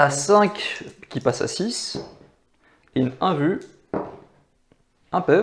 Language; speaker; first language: French; native; French